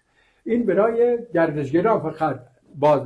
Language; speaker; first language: Persian; native; Persian